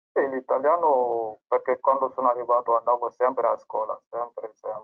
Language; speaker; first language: Italian; non-native, learner; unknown